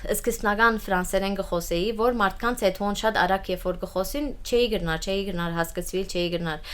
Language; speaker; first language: Armenian; early bilingual, heritage; Armenian